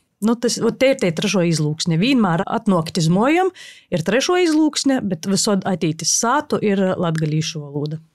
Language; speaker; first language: Latvian; native; Latvian